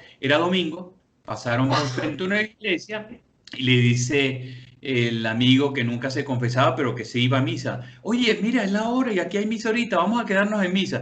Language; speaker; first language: Spanish; native; Spanish